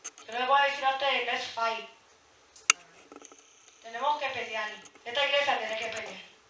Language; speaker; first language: Spanish; early bilingual, heritage; Spanish